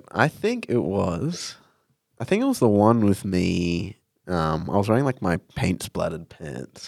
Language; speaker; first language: English; native; English